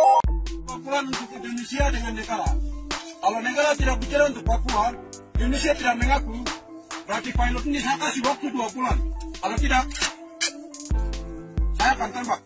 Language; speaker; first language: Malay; non-native, local second language; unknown